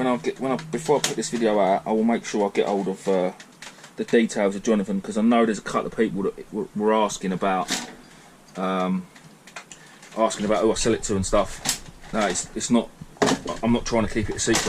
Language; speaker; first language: English; native; English